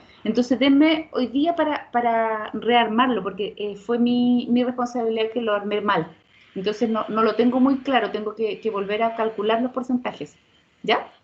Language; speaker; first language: Spanish; native; Spanish